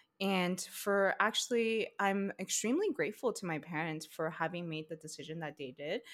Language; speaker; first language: English; early bilingual, other home language; Chinese